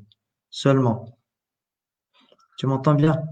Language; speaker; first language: French; non-native, local second language; Arabic